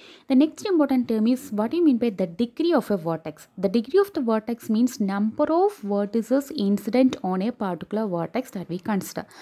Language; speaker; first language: English; non-native, local second language; Malayalam